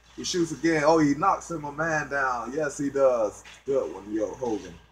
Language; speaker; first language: English; native; English